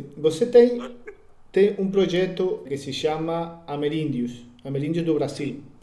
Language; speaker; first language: Portuguese; non-native, learner; Spanish